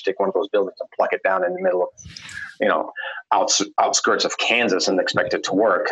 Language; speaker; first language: English; non-native, fluent; Arabic